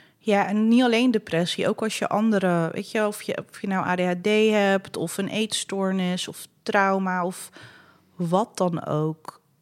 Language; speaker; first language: Dutch; early bilingual, other home language; Arabic